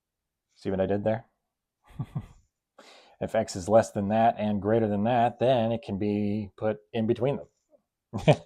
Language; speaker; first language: English; native; English